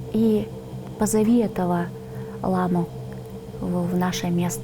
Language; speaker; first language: Russian; non-native, local second language; Tuvinian